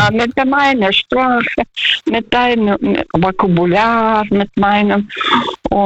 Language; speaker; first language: German; non-native, fluent; Russian